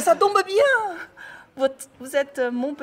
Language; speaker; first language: French; non-native, learner; Chinese